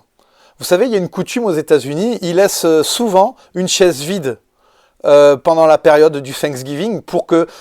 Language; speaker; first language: French; native; French